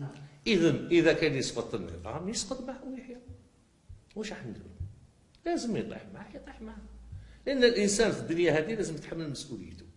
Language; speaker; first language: Arabic; native; Arabic